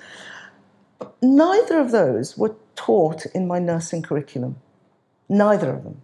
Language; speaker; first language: English; native; English